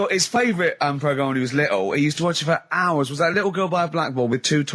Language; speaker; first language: English; native; English